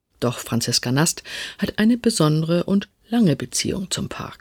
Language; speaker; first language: German; native; German